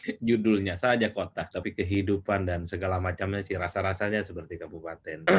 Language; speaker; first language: Indonesian; non-native, local second language; Madurese